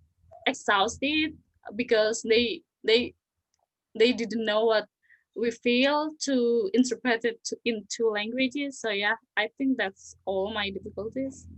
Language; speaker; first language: English; non-native, learner; Indonesian